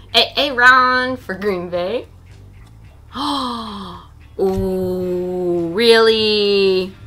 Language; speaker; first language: English; native; English